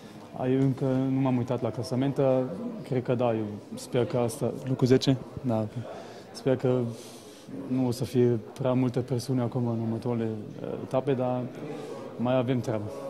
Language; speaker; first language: Romanian; early bilingual, heritage; Romanian